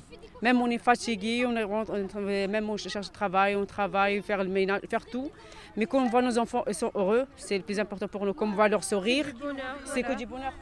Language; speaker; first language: French; non-native, fluent; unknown